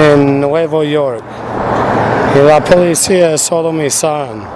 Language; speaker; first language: Spanish; non-native, fluent; English